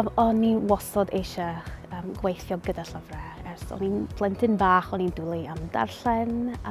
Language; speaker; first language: Welsh; non-native, local second language; English